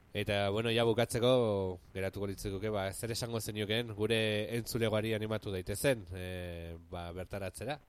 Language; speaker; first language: Basque; native; Basque